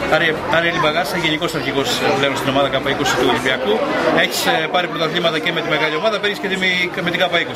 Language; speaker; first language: Greek; native; Greek